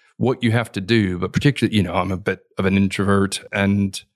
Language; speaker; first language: English; native; English